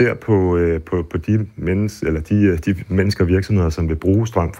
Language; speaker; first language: Danish; native; Danish